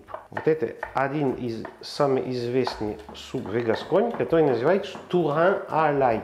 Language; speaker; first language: Russian; non-native, learner; French